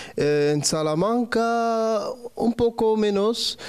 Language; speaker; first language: Spanish; non-native, learner; French